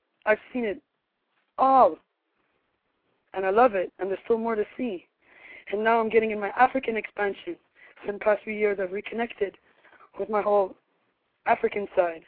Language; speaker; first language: English; native; English